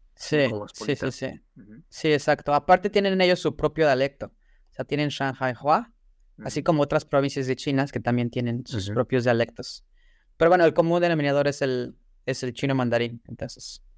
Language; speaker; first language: Spanish; native; Spanish